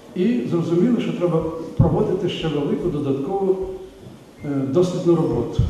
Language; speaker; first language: Ukrainian; native; Ukrainian